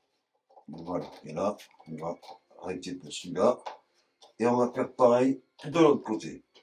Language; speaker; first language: French; native; French